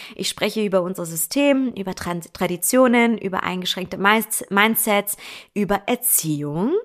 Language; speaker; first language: German; native; German